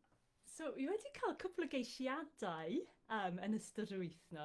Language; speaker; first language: Welsh; non-native, fluent; English